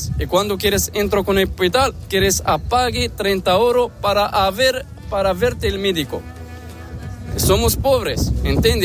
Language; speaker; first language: Spanish; non-native, learner; Arabic